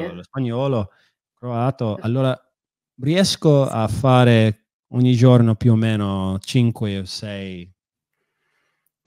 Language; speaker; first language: Italian; non-native, fluent; English